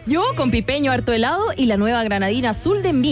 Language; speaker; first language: Spanish; native; Spanish